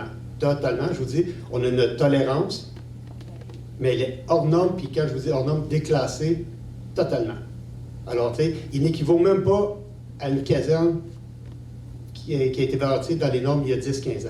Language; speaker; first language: French; native; French